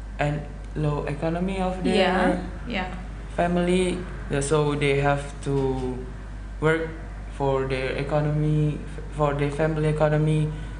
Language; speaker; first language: English; non-native, learner; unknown